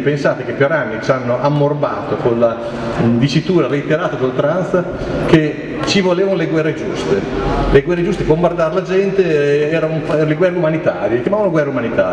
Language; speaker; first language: Italian; native; Italian